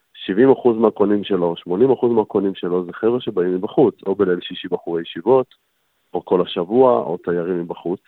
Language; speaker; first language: Hebrew; native; Hebrew